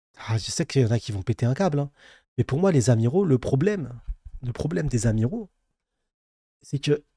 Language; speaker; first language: French; native; French